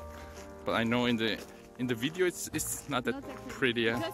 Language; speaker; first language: English; non-native, learner; Korean